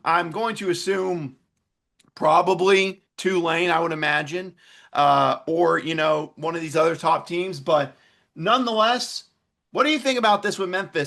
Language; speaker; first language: English; native; English